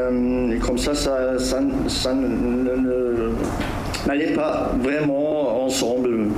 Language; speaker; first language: French; non-native, fluent; German